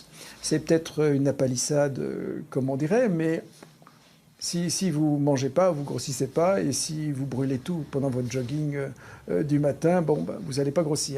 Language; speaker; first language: French; native; French